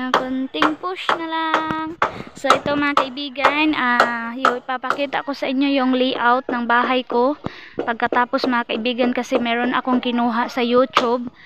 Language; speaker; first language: Filipino; non-native, local second language; Cebuano